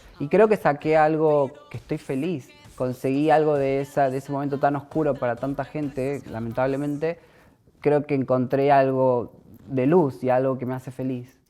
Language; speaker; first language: Spanish; native; Spanish